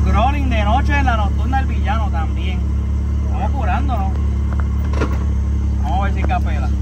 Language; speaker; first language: Spanish; native; Spanish